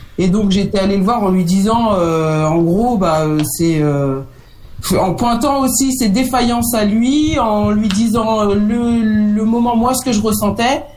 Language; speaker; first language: French; native; French